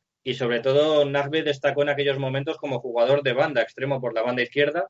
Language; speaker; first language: Spanish; native; Spanish